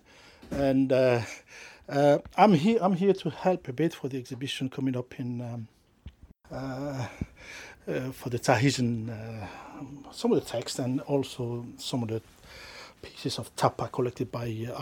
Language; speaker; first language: English; non-native, fluent; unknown